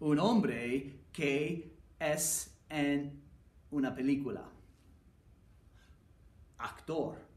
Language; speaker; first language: Spanish; non-native, fluent; English